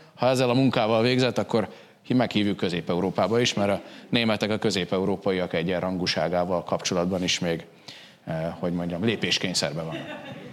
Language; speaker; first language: Hungarian; native; Hungarian